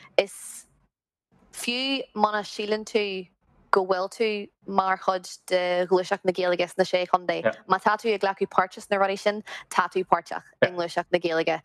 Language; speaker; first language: Irish; non-native, local second language; English